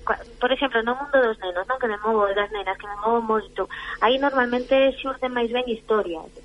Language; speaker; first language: Galician; non-native, local second language; Spanish